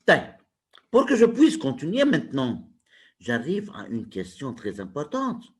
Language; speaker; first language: French; non-native, local second language; Arabic